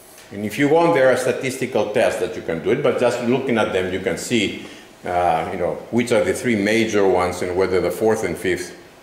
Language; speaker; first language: English; non-native, fluent; Greek